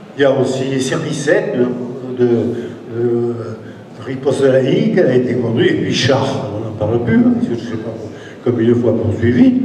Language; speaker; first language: French; native; French